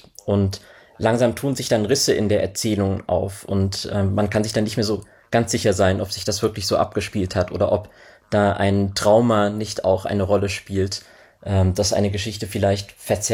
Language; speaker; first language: German; native; German